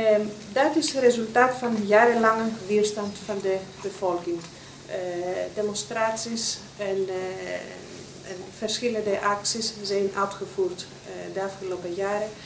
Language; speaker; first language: Dutch; non-native, fluent; Greek